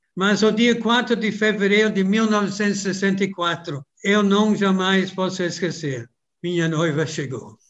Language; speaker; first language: Portuguese; non-native, fluent; English